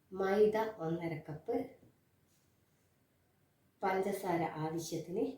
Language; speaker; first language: Malayalam; native; Malayalam